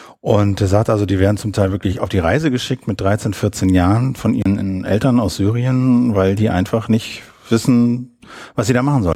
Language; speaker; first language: German; native; German